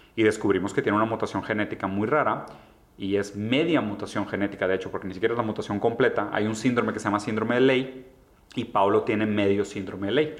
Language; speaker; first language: Spanish; early bilingual, other home language; Portuguese